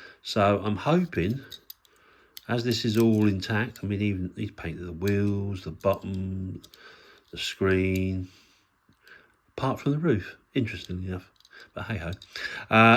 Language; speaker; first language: English; native; English